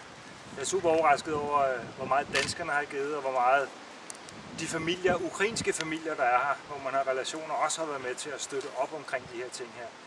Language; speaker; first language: Danish; native; Danish